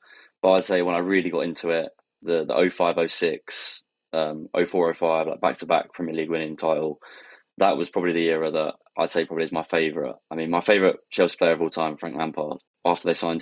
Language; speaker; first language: English; native; English